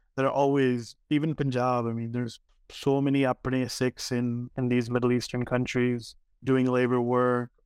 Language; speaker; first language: English; early bilingual, other home language; Arabic